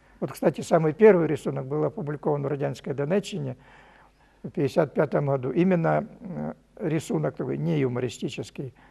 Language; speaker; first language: Russian; native; Russian